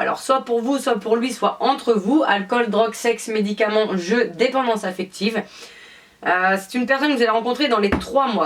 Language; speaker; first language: French; native; French